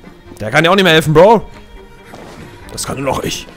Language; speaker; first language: German; native; German